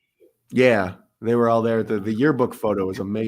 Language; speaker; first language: English; native; English